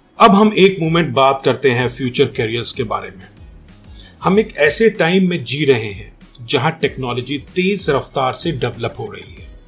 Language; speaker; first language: Hindi; native; Hindi